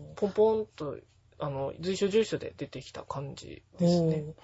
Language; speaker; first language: Japanese; native; Japanese